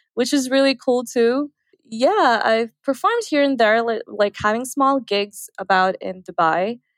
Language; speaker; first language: English; early bilingual, other home language; Arabic